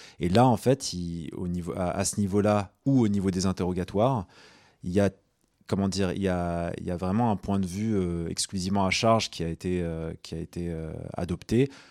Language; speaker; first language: French; early bilingual, other home language; Arabic